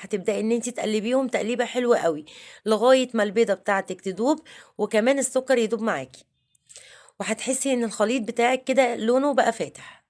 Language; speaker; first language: Arabic; native; Arabic